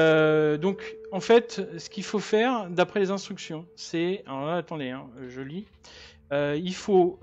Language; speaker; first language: French; native; French